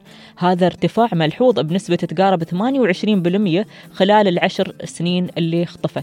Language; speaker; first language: Arabic; native; Arabic